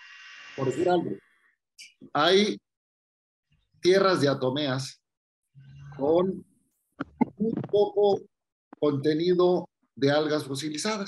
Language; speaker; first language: Spanish; native; Spanish